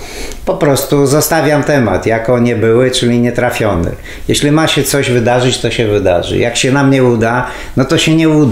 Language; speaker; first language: Polish; native; Polish